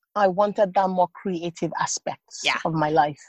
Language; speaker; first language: English; non-native, local second language; Yoruba